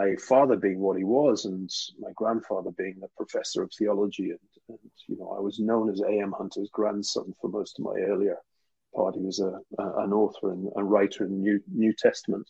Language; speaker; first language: English; native; English